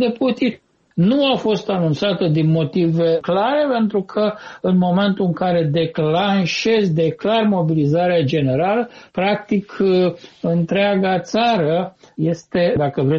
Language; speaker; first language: Romanian; native; Romanian